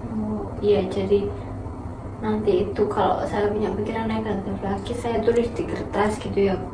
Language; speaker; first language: Indonesian; native; Indonesian